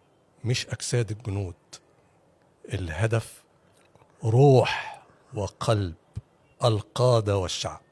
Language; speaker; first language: Arabic; native; Arabic